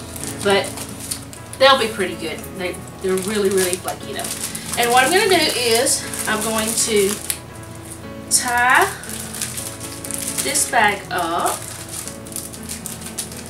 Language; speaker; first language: English; native; English